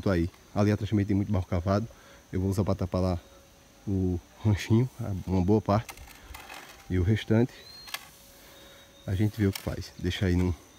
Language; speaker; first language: Portuguese; native; Portuguese